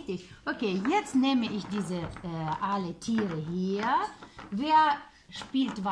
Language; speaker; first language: German; non-native, fluent; Ukrainian